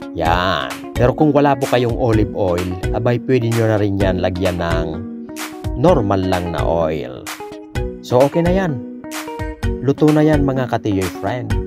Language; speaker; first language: Filipino; non-native, local second language; Bikol